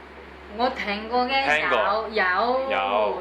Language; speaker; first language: Cantonese; non-native, learner; Indonesian